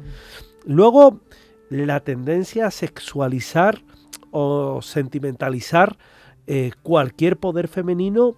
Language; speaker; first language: Spanish; native; Spanish